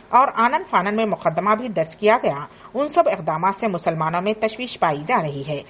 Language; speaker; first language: Urdu; native; Urdu